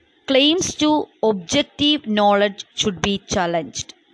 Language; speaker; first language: English; non-native, local second language; Malayalam